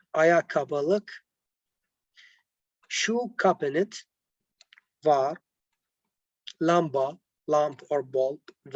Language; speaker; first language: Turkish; non-native, learner; Arabic